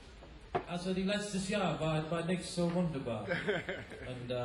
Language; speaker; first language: German; non-native, learner; English